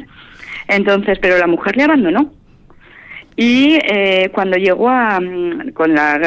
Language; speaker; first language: Spanish; native; Spanish